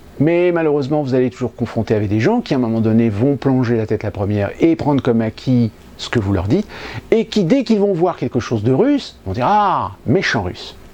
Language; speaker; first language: French; native; French